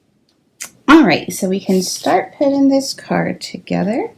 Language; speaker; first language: English; native; English